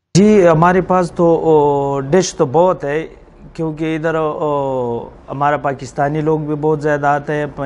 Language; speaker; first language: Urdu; non-native, local second language; Pashto